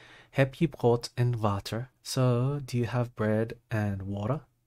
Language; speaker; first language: English; native; English